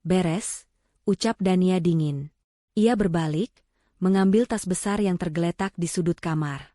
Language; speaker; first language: Indonesian; native; Indonesian